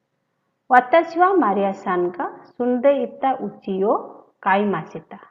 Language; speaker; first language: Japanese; non-native, fluent; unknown